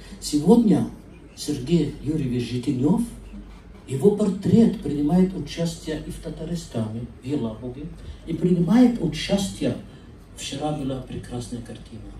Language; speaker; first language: Russian; non-native, fluent; Arabic